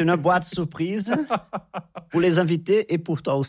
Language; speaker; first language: French; non-native, fluent; Portuguese